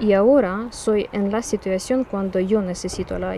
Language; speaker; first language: Spanish; non-native, learner; Ukrainian